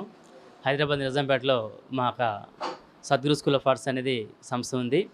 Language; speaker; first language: Telugu; native; Telugu